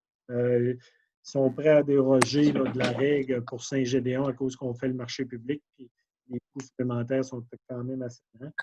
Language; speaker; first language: French; native; French